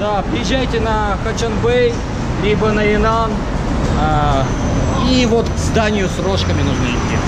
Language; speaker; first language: Russian; native; Russian